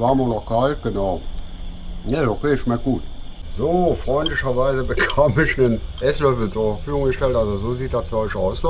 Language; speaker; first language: German; native; German